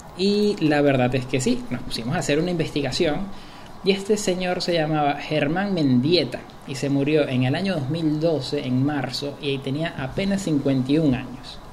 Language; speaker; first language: Spanish; native; Spanish